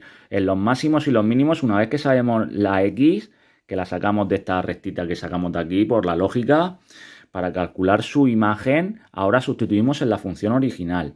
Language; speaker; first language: Spanish; native; Spanish